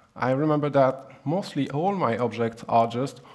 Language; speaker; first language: English; non-native, fluent; German